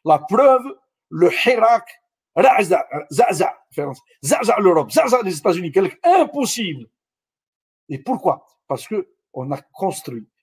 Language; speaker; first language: French; non-native, local second language; Arabic